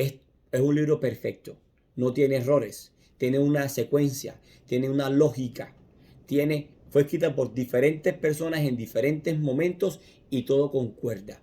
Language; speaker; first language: Spanish; native; Spanish